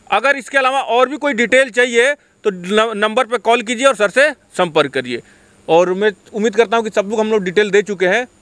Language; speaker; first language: Hindi; native; Hindi